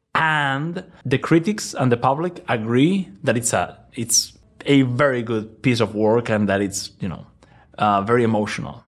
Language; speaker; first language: English; non-native, fluent; Spanish